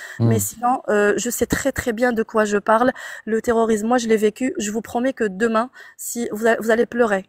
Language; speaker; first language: French; non-native, local second language; Arabic